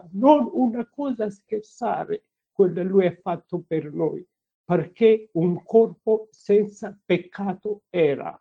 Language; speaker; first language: Italian; non-native, learner; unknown